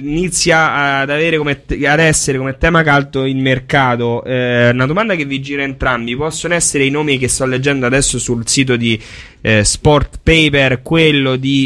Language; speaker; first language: Italian; native; Italian